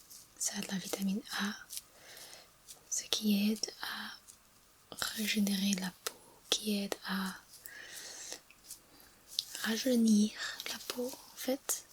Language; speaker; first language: French; non-native, fluent; English